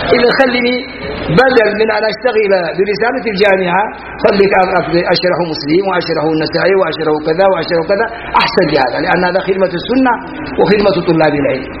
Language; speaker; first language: Arabic; non-native, fluent; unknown